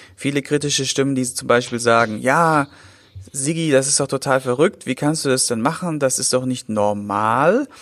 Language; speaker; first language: German; native; German